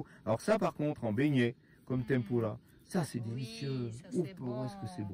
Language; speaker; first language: French; native; French